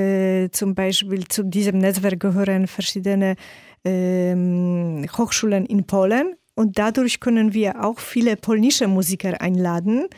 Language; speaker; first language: German; non-native, fluent; Polish